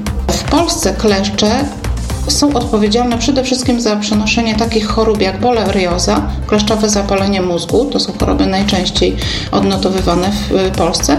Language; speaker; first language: Polish; native; Polish